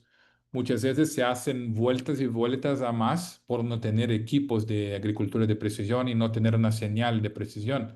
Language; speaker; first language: Spanish; non-native, fluent; Portuguese